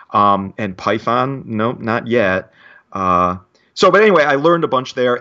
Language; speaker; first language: English; native; English